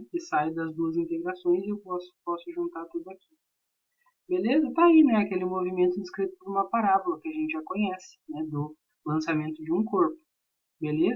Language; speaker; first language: Portuguese; native; Portuguese